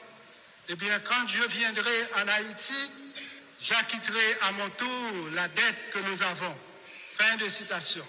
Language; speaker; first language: French; non-native, local second language; Haitian Creole